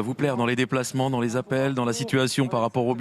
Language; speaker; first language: French; native; French